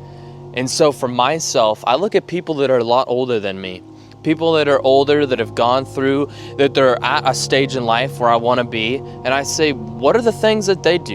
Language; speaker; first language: English; native; English